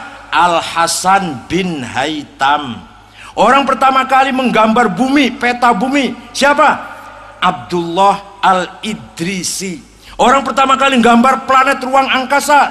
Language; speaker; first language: Indonesian; native; Indonesian